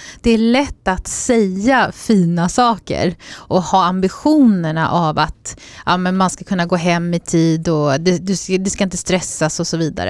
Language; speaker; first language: Swedish; native; Swedish